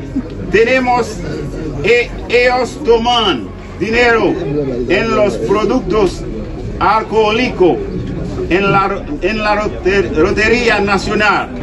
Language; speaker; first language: Spanish; non-native, learner; Haitian Creole